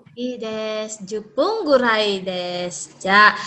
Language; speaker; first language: Japanese; non-native, fluent; Indonesian